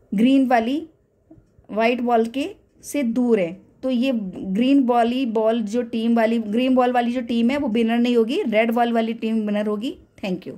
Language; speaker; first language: Hindi; native; Hindi